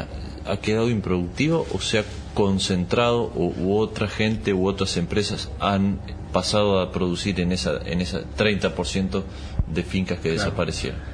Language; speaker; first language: Spanish; native; Spanish